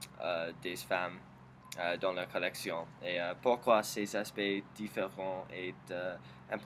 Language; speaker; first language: French; non-native, learner; English